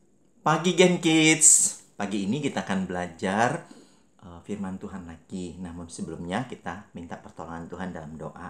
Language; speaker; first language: Malay; native; Malay